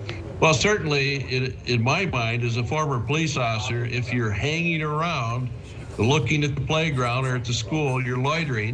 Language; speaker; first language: English; native; English